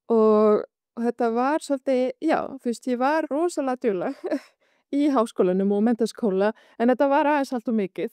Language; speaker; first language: Icelandic; non-native, fluent; Arabic